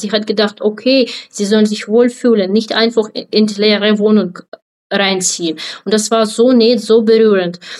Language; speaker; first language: German; non-native, fluent; Ukrainian